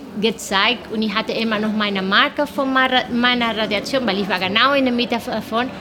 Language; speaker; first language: German; non-native, fluent; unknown